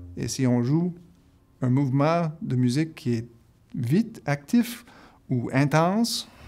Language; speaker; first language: French; native; French